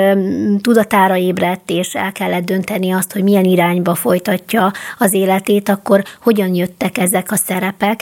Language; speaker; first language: Hungarian; native; Hungarian